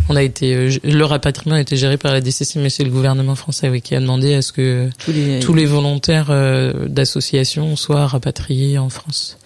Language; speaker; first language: French; native; French